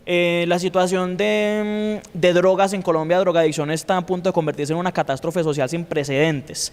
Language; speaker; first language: Spanish; native; Spanish